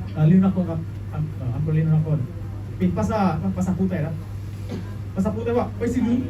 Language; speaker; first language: Thai; non-native, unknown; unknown